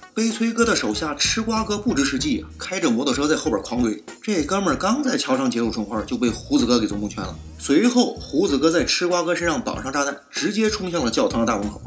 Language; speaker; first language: Chinese; native; Chinese